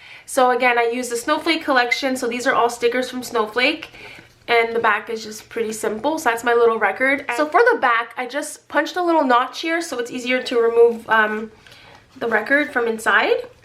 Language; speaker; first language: English; native; English